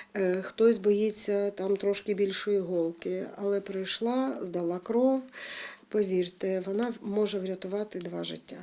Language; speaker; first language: Ukrainian; native; Ukrainian